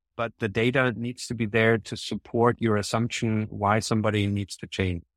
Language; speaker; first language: English; non-native, fluent; German